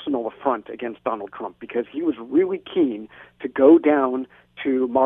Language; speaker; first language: English; native; English